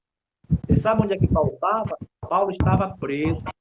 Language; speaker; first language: Portuguese; native; Portuguese